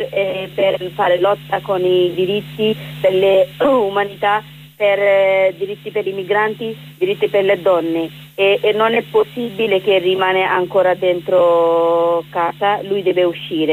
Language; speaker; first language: Italian; non-native, learner; Bangla